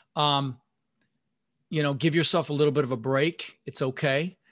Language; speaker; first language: English; early bilingual, other home language; Dutch